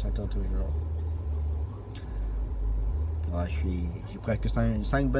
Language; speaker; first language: French; native; French